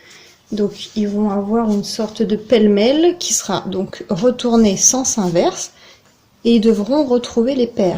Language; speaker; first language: French; native; French